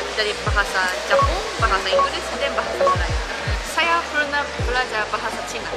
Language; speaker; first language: Indonesian; non-native, fluent; Japanese